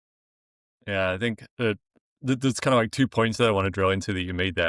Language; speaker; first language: English; native; English